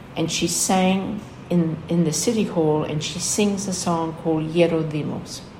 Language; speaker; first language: English; early bilingual, other home language; Greek